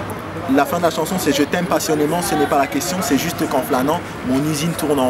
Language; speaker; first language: French; native; French